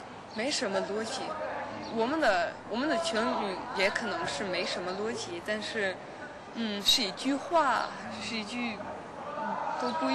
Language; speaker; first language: Chinese; non-native, learner; Danish